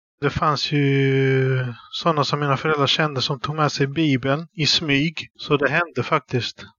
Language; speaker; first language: Swedish; early bilingual, other home language; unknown